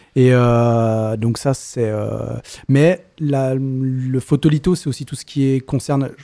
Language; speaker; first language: French; native; French